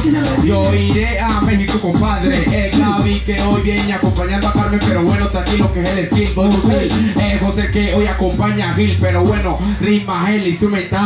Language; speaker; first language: Spanish; native; Spanish